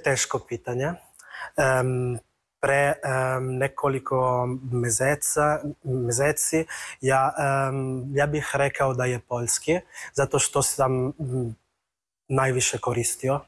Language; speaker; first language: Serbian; non-native, fluent; Italian